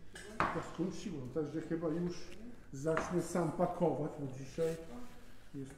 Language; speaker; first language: Polish; non-native, fluent; Italian